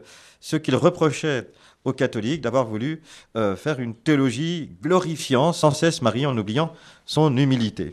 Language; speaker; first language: French; native; French